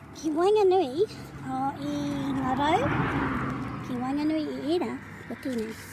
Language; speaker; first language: Māori; native; Māori